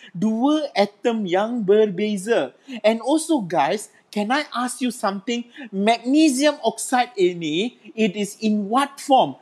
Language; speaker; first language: English; non-native, local second language; Malay